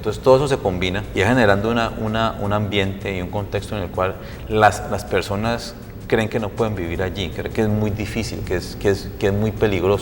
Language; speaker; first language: Spanish; native; Spanish